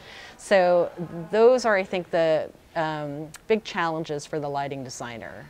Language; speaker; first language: English; native; English